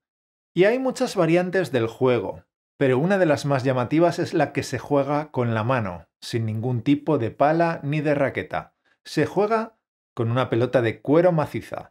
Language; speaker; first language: Spanish; native; Spanish